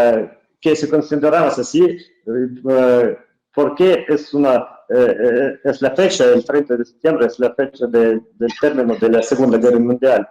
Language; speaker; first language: Spanish; non-native, fluent; Russian